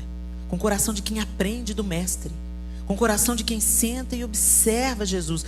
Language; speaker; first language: Portuguese; native; Portuguese